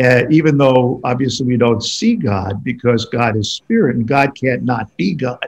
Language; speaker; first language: English; native; English